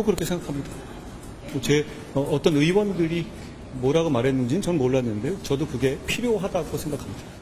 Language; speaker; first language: Korean; native; Korean